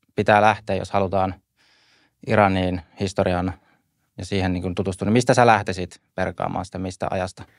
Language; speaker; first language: Finnish; native; Finnish